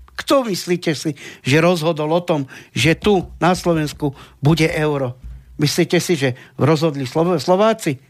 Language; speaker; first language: Slovak; non-native, local second language; Romany